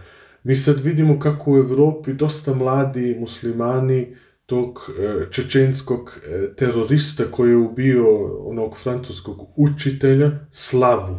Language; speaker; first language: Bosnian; early bilingual, heritage; Bosnian